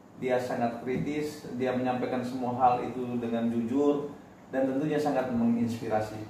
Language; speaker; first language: Indonesian; native; Indonesian